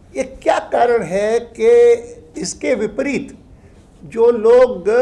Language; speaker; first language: Urdu; non-native, fluent; Sindhi